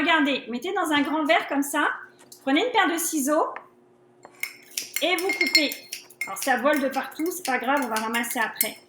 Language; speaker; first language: French; native; French